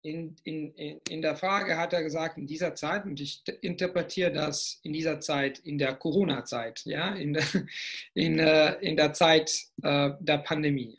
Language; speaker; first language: German; non-native, fluent; Italian